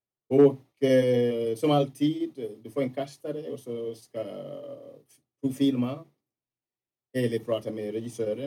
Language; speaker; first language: Swedish; non-native, fluent; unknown